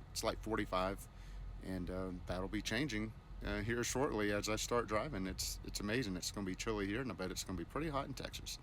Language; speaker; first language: English; native; English